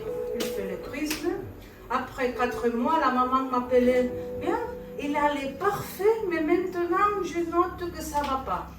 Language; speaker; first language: French; non-native, fluent; Spanish